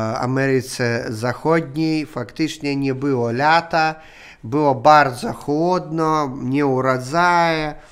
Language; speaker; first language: Polish; non-native, learner; Russian